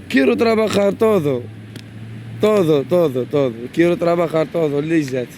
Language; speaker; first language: Spanish; non-native, learner; Arabic